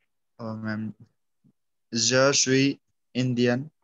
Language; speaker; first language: French; non-native, learner; Hindi